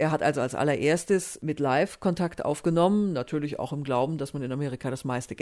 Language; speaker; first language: German; native; German